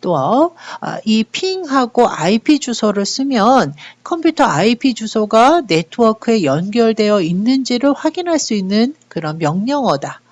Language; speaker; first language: Korean; native; Korean